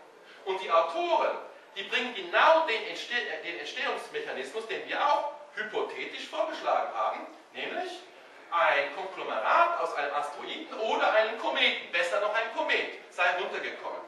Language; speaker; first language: German; native; German